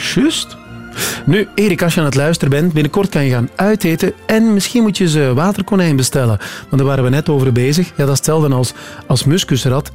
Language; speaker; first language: Dutch; native; Dutch